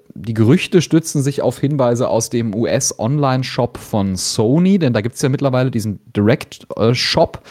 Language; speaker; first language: German; native; German